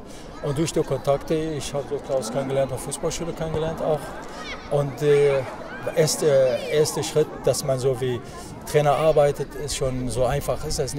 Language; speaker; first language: German; non-native, fluent; Arabic